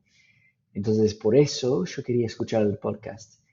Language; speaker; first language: Spanish; non-native, fluent; English